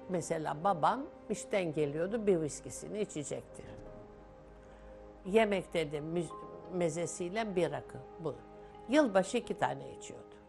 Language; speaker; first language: Turkish; non-native, local second language; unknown